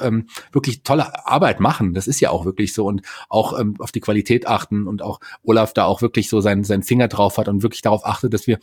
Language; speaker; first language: German; native; German